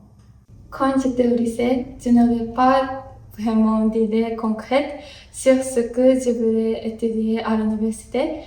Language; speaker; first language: French; non-native, learner; Japanese